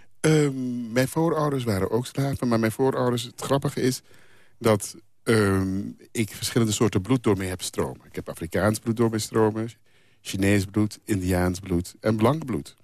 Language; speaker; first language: Dutch; non-native, local second language; Papiamento